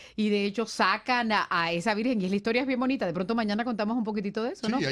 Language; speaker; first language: Spanish; native; Spanish